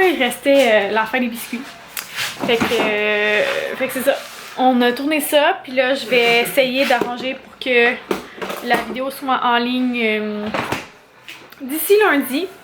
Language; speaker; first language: French; native; French